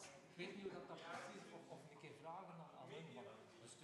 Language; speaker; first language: Dutch; native; Dutch